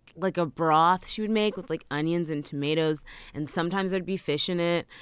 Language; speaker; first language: English; native; English